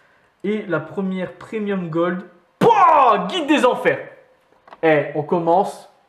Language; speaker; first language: French; native; French